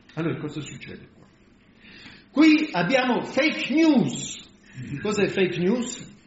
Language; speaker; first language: Italian; non-native, fluent; English